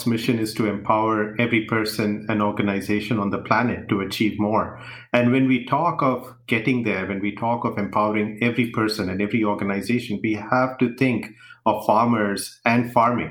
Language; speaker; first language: English; non-native, local second language; Hindi